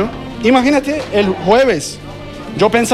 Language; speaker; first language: Spanish; non-native, learner; Turkish